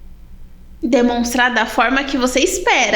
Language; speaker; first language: Portuguese; native; Portuguese